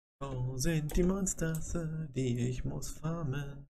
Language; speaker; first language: German; native; German